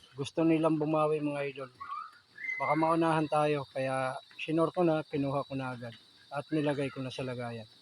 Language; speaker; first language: Filipino; native; Filipino